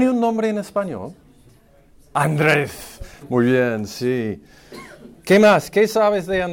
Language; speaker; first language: Spanish; non-native, fluent; English